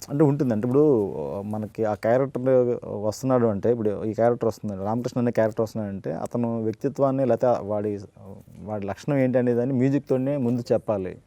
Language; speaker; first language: Telugu; native; Telugu